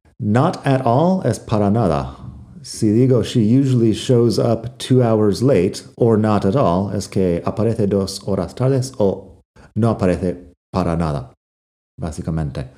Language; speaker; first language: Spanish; non-native, fluent; English